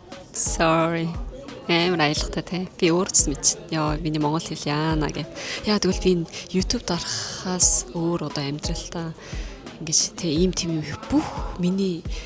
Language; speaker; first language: Mongolian; early bilingual, heritage; Korean